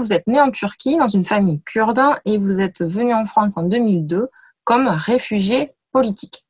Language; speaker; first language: French; native; French